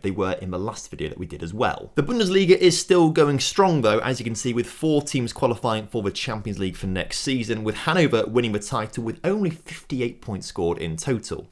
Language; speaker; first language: English; native; English